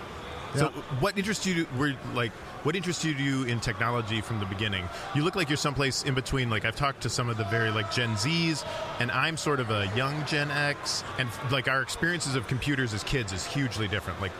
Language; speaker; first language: English; native; English